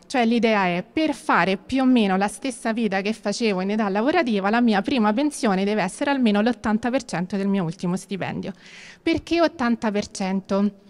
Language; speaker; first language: Italian; native; Italian